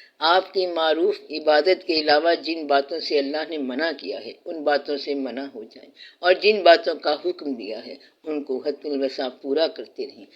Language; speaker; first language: Urdu; non-native, local second language; Punjabi